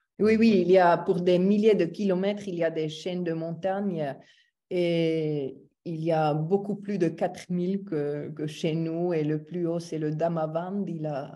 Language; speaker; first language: French; non-native, local second language; German